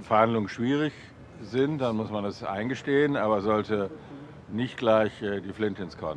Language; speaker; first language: German; native; German